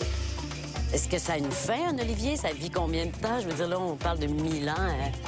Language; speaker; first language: French; native; French